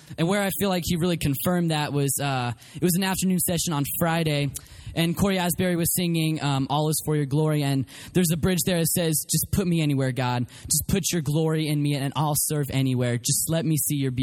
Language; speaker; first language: English; native; English